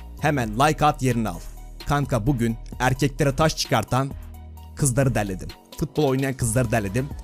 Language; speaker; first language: Turkish; native; Turkish